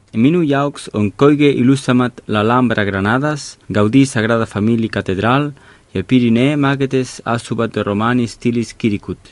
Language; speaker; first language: Estonian; non-native, fluent; Catalan